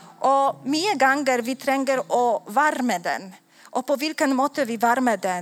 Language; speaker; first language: Swedish; non-native, learner; Polish